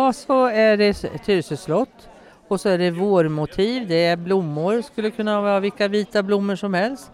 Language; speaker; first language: Swedish; native; Swedish